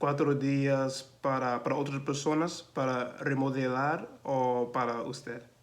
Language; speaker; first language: Spanish; non-native, learner; English